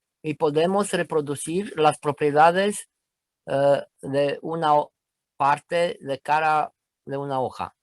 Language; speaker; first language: Spanish; non-native, learner; Romanian